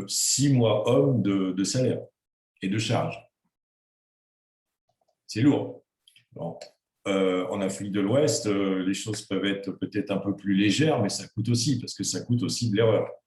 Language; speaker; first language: French; native; French